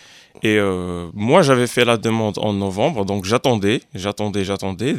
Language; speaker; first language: French; non-native, local second language; Arabic